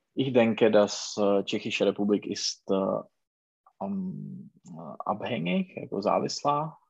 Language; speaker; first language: German; non-native, fluent; Czech